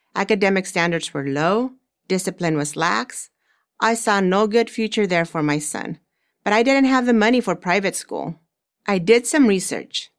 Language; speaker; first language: English; early bilingual, other home language; Spanish